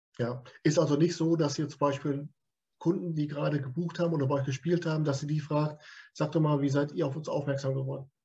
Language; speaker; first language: German; native; German